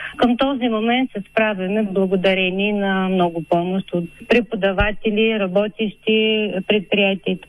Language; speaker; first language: Bulgarian; native; Bulgarian